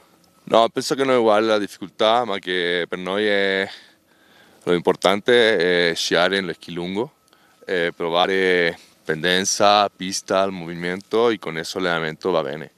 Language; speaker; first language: Italian; non-native, learner; Spanish